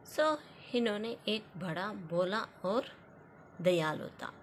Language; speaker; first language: Hindi; non-native, local second language; Kannada